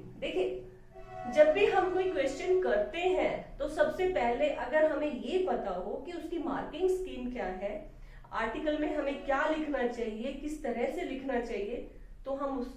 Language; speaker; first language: Hindi; native; Hindi